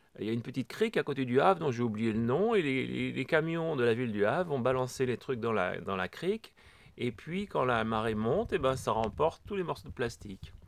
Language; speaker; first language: French; native; French